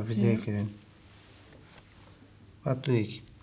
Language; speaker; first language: Dutch; non-native, learner; Turkish